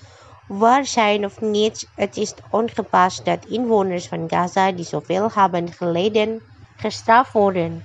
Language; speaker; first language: Dutch; non-native, fluent; Indonesian